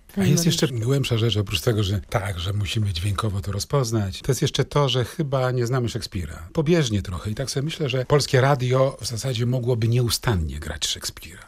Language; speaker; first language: Polish; native; Polish